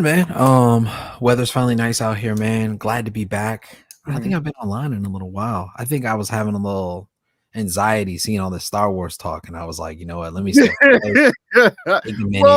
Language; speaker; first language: English; native; English